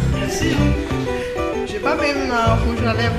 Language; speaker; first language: French; non-native, fluent; Chinese